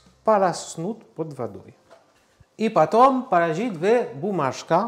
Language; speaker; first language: Russian; non-native, learner; French